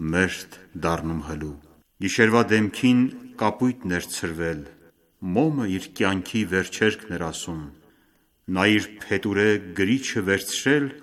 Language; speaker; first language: Armenian; early bilingual, heritage; Armenian